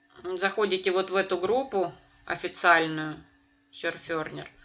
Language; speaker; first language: Russian; native; Russian